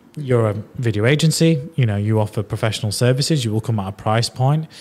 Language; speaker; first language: English; native; English